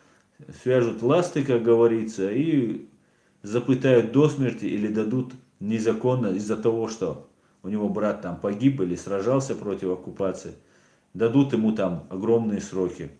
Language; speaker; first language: Russian; non-native, local second language; Chechen